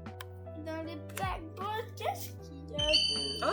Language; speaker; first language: French; native; French